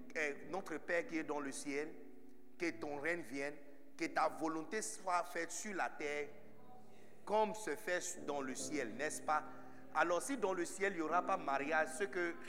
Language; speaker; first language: French; non-native, fluent; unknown